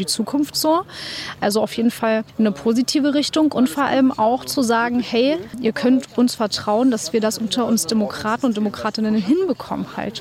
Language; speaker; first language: German; native; German